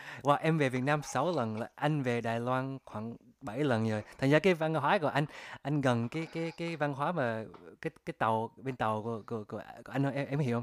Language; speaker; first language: Vietnamese; early bilingual, heritage; Vietnamese